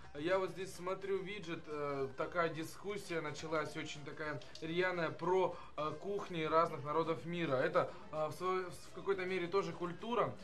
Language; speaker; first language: Russian; native; Russian